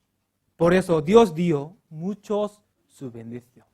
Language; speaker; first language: Spanish; non-native, learner; Korean